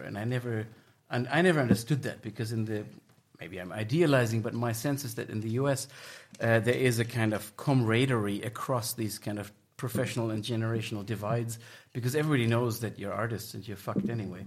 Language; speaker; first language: English; non-native, fluent; German